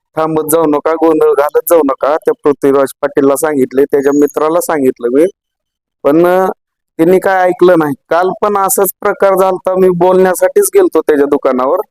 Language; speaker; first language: Marathi; native; Marathi